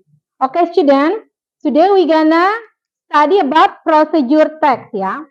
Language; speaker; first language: English; non-native, fluent; Indonesian